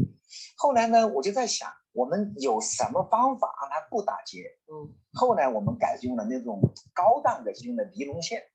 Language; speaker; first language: Chinese; native; Chinese